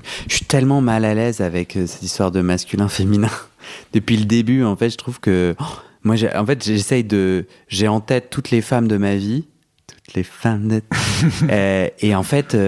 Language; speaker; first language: French; native; French